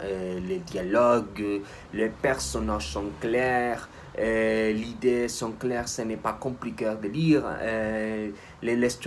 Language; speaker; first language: French; non-native, learner; Spanish